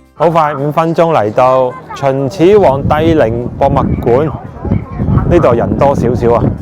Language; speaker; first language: Cantonese; native; Cantonese